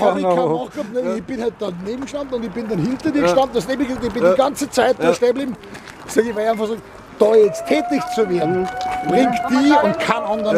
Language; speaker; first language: German; native; German